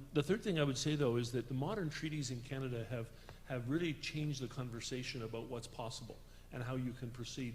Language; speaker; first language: English; native; English